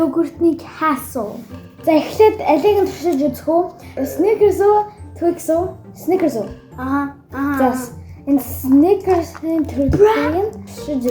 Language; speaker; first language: Mongolian; early bilingual, heritage; Mongolian